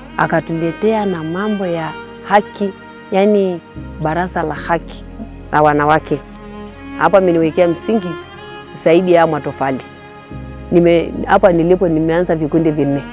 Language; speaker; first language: Swahili; non-native, local second language; Masai